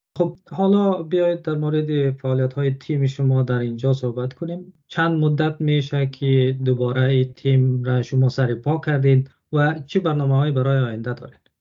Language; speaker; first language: Persian; native; Persian